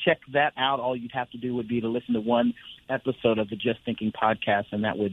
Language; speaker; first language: English; native; English